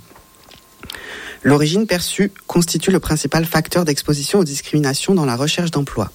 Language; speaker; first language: French; native; French